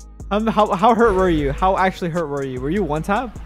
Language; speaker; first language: English; early bilingual, other home language; Spanish